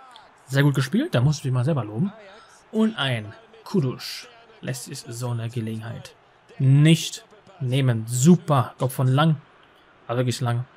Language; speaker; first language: German; native; German